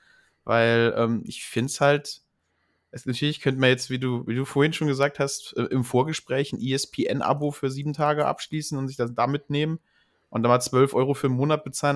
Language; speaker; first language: German; native; German